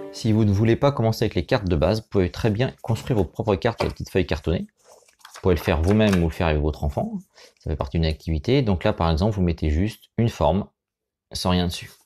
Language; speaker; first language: French; native; French